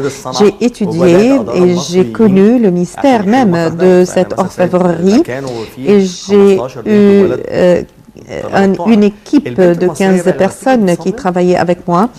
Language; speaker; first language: French; non-native, fluent; Arabic